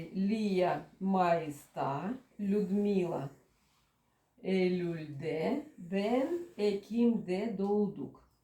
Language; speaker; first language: Turkish; non-native, learner; Russian